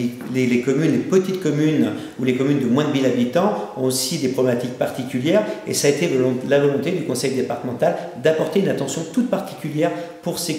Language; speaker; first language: French; native; French